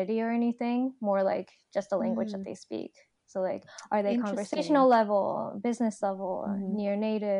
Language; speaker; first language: English; non-native, fluent; Japanese